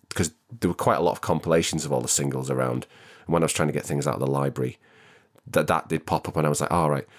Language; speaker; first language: English; native; English